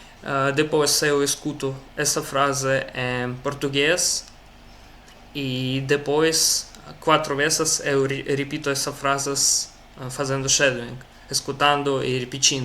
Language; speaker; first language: Portuguese; non-native, learner; Russian